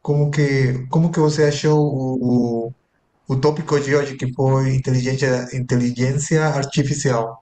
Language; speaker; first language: Portuguese; non-native, fluent; Spanish